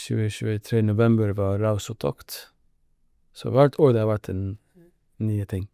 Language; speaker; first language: Norwegian; non-native, learner; Arabic